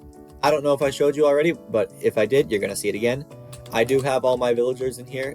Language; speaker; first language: English; native; English